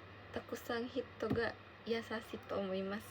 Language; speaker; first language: Japanese; non-native, learner; Indonesian